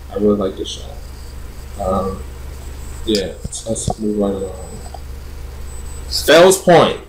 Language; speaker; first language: English; native; English